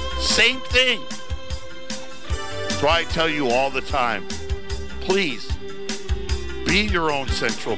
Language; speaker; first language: English; native; English